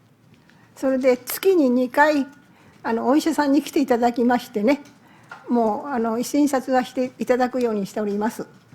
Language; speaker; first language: Japanese; native; Japanese